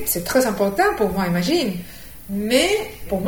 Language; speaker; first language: French; non-native, fluent; Spanish